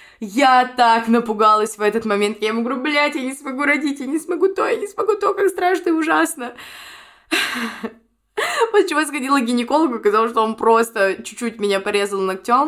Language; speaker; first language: Russian; native; Russian